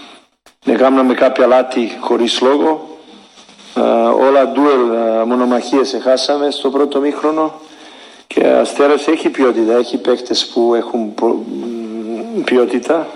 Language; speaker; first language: Greek; non-native, learner; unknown